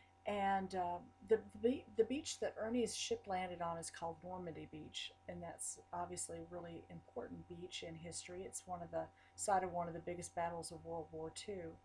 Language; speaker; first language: English; native; English